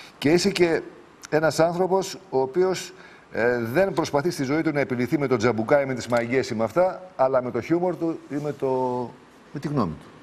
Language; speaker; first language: Greek; native; Greek